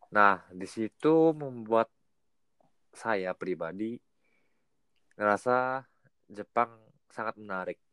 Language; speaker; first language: Indonesian; native; Indonesian